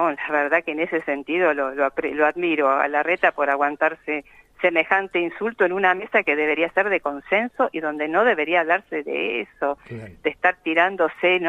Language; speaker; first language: Spanish; native; Spanish